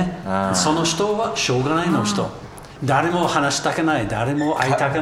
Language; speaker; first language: Japanese; non-native, learner; English